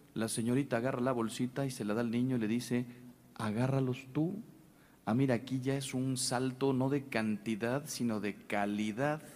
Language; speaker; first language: Spanish; native; Spanish